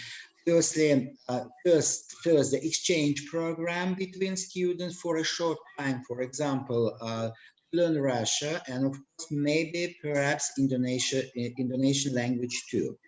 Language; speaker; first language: English; non-native, learner; Russian